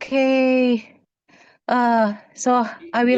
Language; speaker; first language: English; non-native, fluent; Indonesian